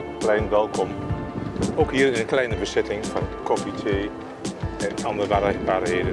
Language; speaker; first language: Dutch; native; Dutch